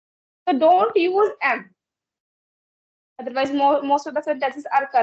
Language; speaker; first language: English; non-native, local second language; Hindi